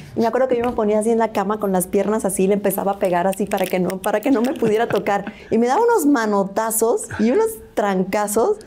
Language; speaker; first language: Spanish; native; Spanish